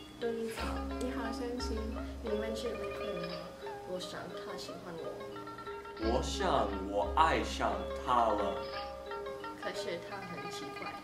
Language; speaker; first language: Chinese; non-native, learner; English